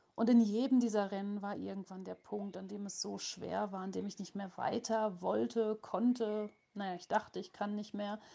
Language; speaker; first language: German; native; German